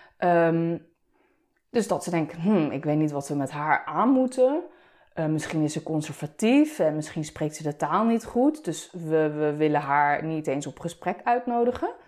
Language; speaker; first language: Dutch; early bilingual, other home language; Turkish